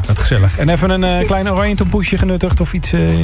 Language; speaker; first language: Dutch; native; Dutch